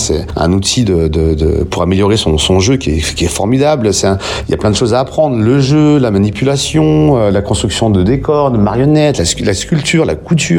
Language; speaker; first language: French; native; French